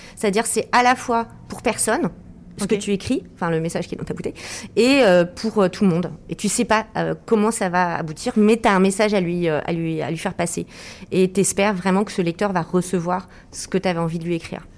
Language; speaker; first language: French; native; French